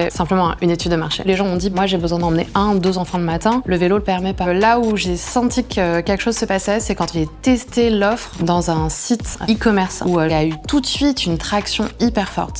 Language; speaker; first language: French; native; French